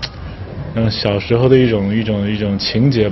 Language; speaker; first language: Chinese; native; Chinese